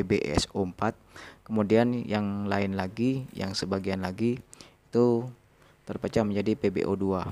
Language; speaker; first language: Indonesian; non-native, local second language; Madurese